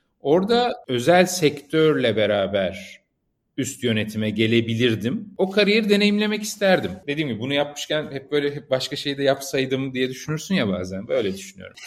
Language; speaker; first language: Turkish; native; Turkish